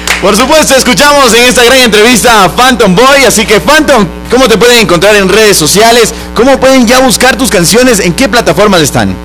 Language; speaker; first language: Spanish; native; Spanish